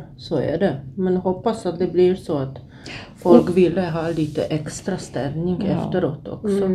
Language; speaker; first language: Swedish; non-native, fluent; Polish